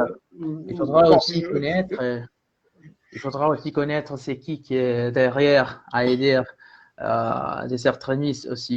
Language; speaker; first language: French; non-native, fluent; Spanish